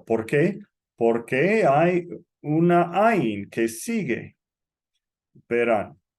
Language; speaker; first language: Spanish; non-native, fluent; English